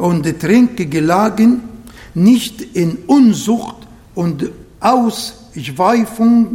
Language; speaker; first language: German; non-native, fluent; Arabic